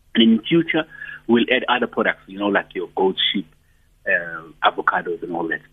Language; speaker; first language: English; non-native, local second language; Zulu